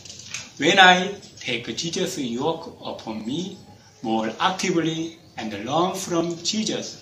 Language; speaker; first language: English; non-native, fluent; Korean